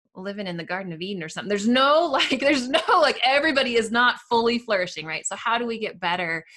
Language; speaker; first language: English; native; English